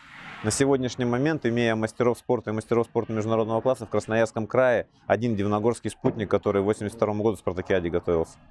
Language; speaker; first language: Russian; native; Russian